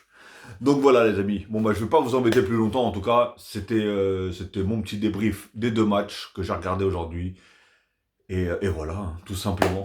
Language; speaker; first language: French; native; French